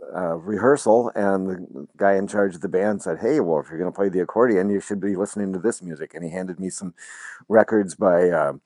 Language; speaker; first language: English; native; English